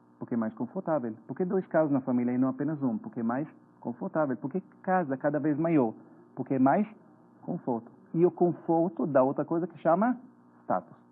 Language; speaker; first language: Portuguese; non-native, fluent; Hebrew